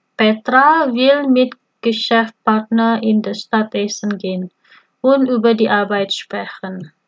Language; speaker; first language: German; non-native, fluent; Indonesian